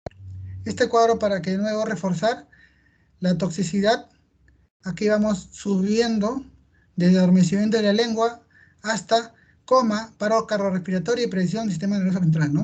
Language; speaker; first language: Spanish; native; Spanish